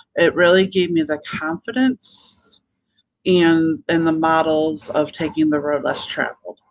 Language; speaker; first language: English; native; English